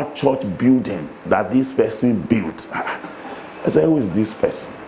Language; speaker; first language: English; non-native, local second language; Yoruba